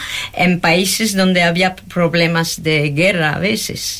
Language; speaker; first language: Spanish; non-native, fluent; French